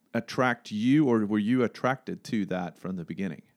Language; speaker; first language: English; non-native, fluent; Swedish